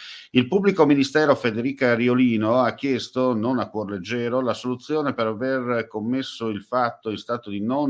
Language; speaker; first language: Italian; native; Italian